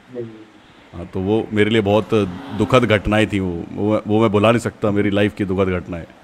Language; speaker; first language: Hindi; native; Hindi